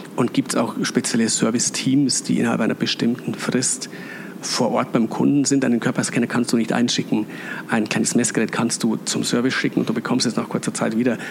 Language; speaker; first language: German; native; German